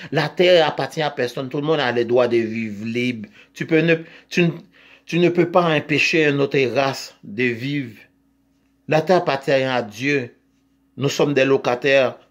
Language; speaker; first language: French; non-native, local second language; Haitian Creole